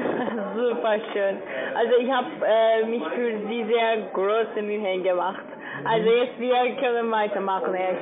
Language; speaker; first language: German; non-native, learner; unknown